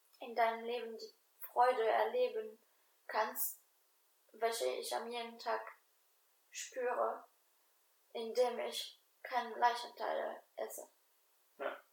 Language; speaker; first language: German; non-native, fluent; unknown